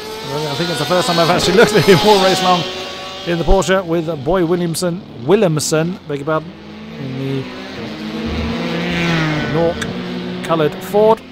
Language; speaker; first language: English; native; English